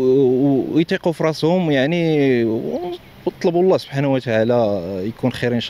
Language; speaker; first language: Arabic; native; Arabic